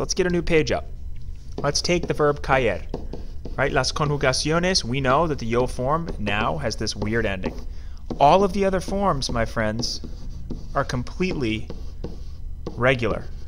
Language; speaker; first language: English; native; English